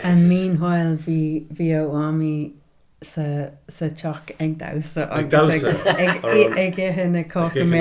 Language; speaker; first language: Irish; non-native, local second language; English